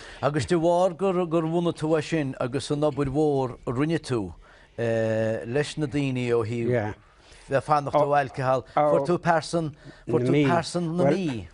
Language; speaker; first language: Irish; native; Irish